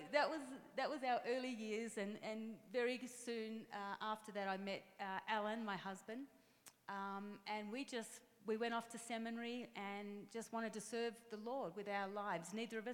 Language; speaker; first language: English; native; English